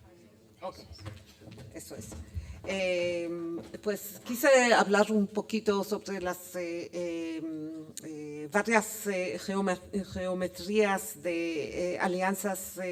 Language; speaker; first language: Spanish; non-native, fluent; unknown